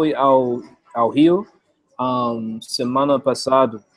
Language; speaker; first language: Portuguese; non-native, learner; English